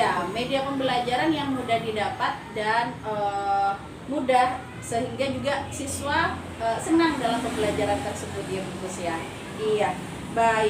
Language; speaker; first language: Indonesian; native; Indonesian